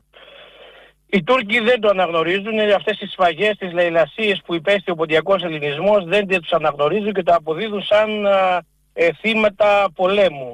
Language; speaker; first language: Greek; native; Greek